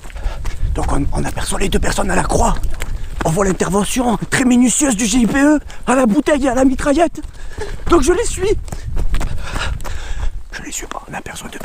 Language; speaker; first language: French; native; French